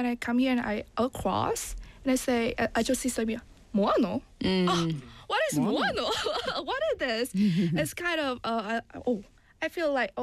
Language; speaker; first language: English; non-native, learner; Vietnamese